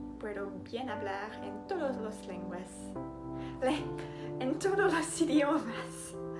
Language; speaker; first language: Spanish; non-native, learner; French